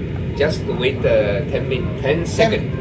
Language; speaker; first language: English; non-native, learner; Japanese